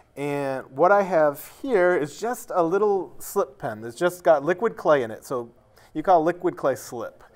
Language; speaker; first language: English; native; English